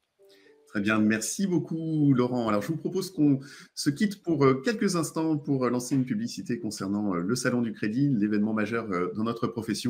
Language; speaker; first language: French; native; French